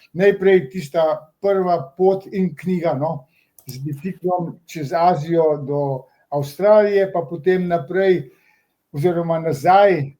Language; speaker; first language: Slovenian; native; Slovenian